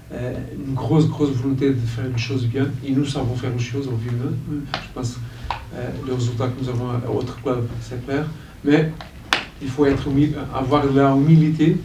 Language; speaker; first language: French; non-native, fluent; Portuguese